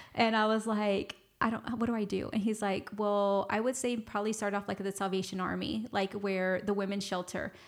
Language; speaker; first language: English; native; English